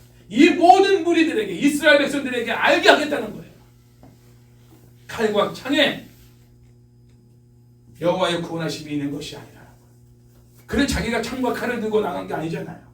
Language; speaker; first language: Korean; native; Korean